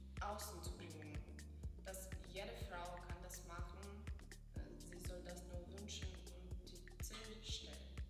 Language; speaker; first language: German; non-native, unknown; Russian